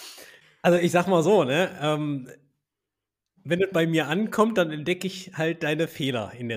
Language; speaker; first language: German; native; German